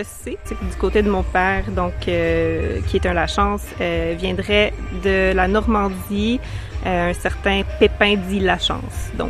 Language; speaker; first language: French; native; French